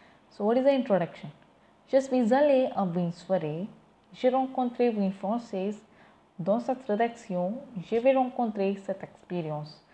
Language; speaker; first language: French; non-native, learner; Tamil